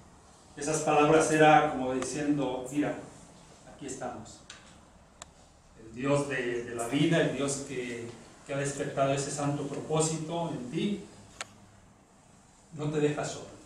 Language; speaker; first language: Spanish; native; Spanish